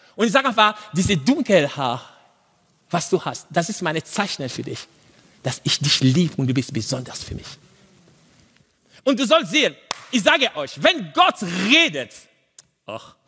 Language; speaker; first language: German; non-native, learner; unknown